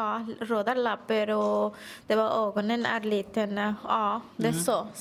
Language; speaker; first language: Swedish; non-native, learner; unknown